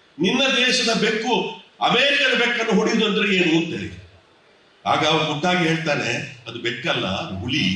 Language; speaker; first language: Kannada; native; Kannada